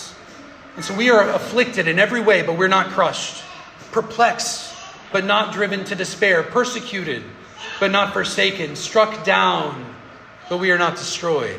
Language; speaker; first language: English; native; English